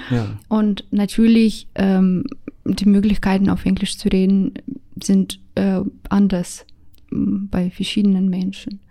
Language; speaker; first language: German; non-native, fluent; Russian